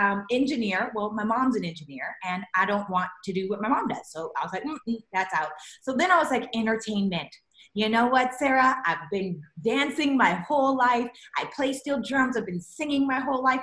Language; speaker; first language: English; native; English